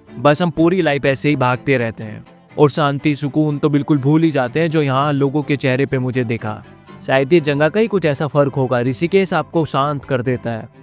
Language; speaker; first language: Hindi; native; Hindi